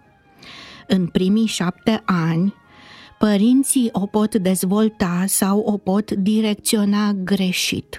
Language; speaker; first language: Romanian; native; Romanian